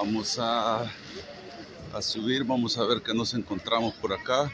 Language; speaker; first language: Spanish; native; Spanish